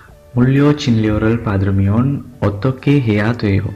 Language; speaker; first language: Korean; non-native, fluent; Sinhala